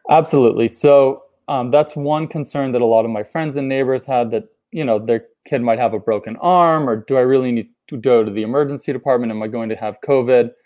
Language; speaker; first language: English; native; English